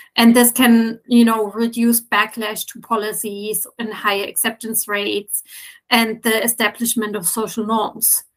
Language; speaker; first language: English; non-native, fluent; German